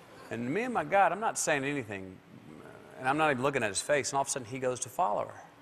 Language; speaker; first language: English; native; English